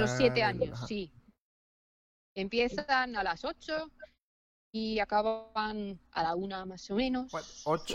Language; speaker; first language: Spanish; non-native, fluent; Finnish